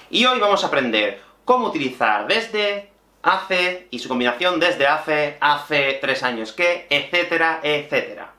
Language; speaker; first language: Spanish; native; Spanish